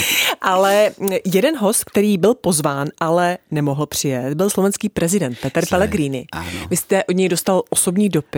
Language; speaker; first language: Czech; native; Czech